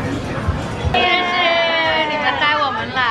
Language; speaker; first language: Chinese; non-native, local second language; Cantonese